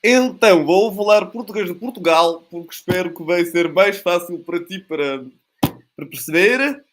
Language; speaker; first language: Portuguese; non-native, fluent; Italian